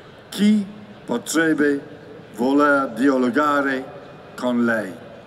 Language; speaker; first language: Italian; non-native, learner; English